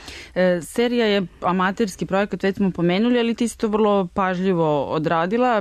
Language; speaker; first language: Serbian; native; Serbian